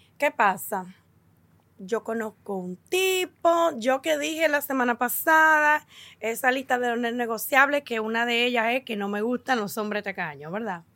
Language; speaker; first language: Spanish; early bilingual, heritage; Spanish